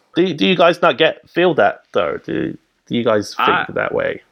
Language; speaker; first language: English; native; English